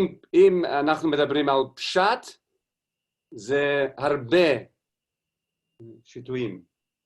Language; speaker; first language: Hebrew; non-native, learner; English